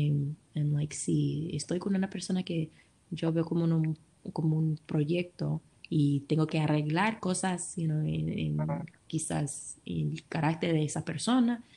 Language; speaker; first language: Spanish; early bilingual, heritage; Spanish